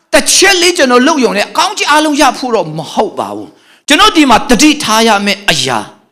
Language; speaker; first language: Burmese; non-native, local second language; Tedim Chin